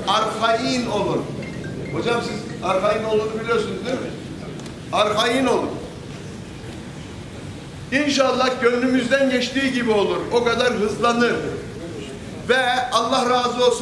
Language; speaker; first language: Turkish; native; Turkish